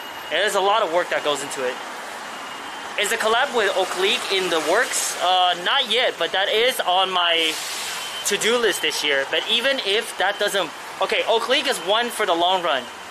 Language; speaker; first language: English; early bilingual, other home language; Chinese